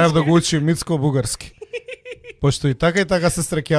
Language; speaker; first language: Macedonian; native; Macedonian